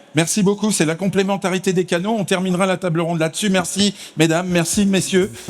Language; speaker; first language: French; native; French